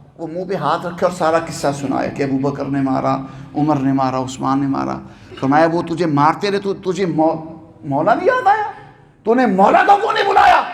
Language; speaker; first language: Urdu; non-native, local second language; Punjabi